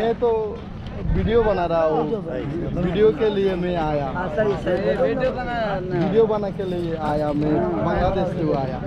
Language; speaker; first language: Hindi; non-native, learner; Bangla